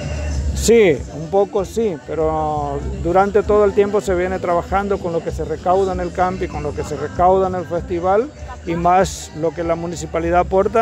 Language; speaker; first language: Spanish; native; Spanish